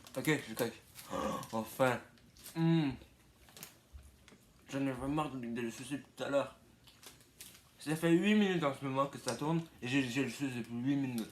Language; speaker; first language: French; native; French